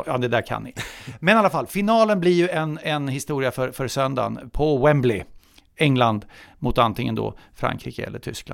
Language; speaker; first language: Swedish; native; Swedish